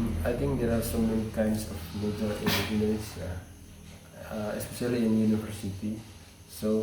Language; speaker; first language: English; non-native, learner; Indonesian